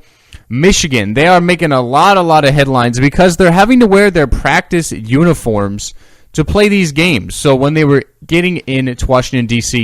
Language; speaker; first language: English; native; English